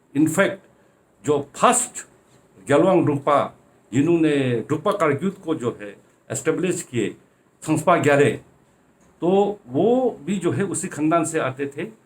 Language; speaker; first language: Hindi; non-native, local second language; Ladakhi